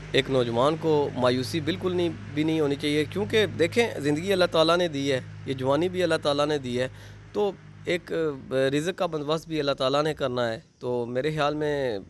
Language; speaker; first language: Urdu; non-native, local second language; Pahari-Potwari